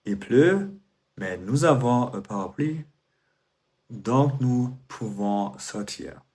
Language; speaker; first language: French; non-native, fluent; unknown